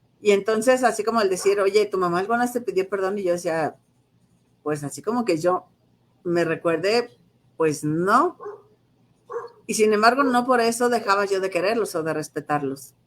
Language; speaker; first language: Spanish; native; Spanish